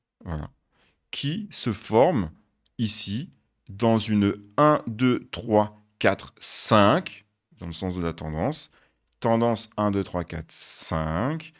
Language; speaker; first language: French; native; French